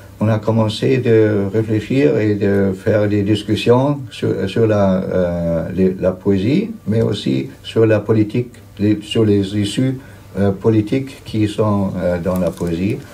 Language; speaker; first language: French; non-native, fluent; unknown